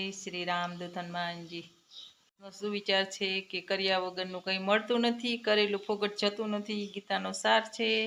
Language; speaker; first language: Hindi; non-native, local second language; Gujarati